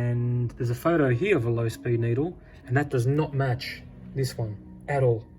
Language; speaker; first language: English; native; English